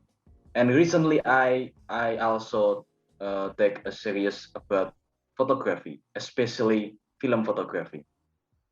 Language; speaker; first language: English; non-native, learner; Indonesian